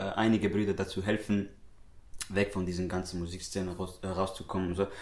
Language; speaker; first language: German; native; German